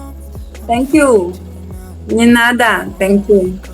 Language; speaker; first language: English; non-native, learner; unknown